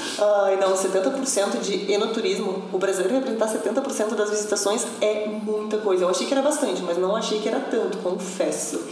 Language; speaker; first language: Portuguese; native; Portuguese